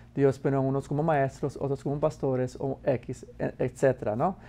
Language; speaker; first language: Spanish; non-native, fluent; English